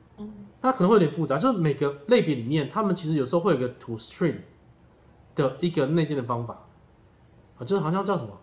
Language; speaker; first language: Chinese; native; Chinese